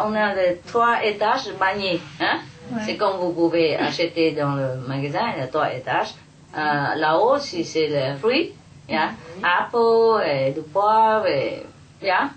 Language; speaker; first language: French; non-native, fluent; Vietnamese